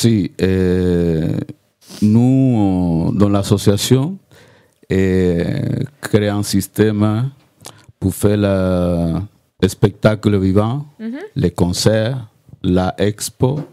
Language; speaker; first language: French; non-native, learner; Spanish